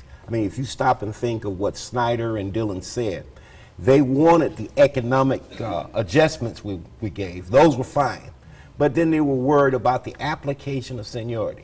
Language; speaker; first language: English; native; English